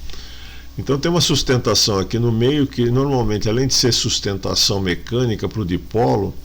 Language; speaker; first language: Portuguese; native; Portuguese